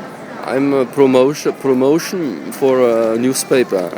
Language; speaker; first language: English; non-native, learner; German